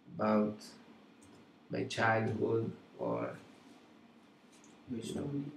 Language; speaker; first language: English; non-native, fluent; Italian